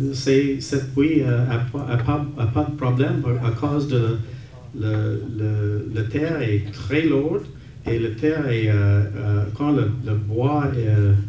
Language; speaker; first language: French; non-native, local second language; English